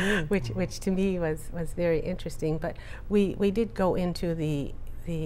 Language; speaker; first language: English; native; English